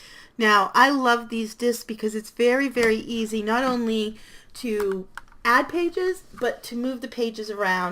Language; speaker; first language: English; native; English